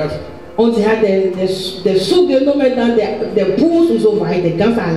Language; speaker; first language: German; non-native, learner; French